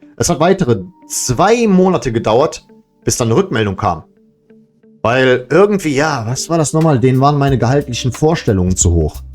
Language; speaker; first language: German; early bilingual, other home language; Serbian